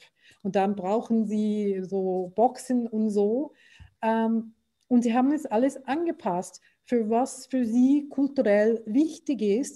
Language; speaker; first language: German; non-native, fluent; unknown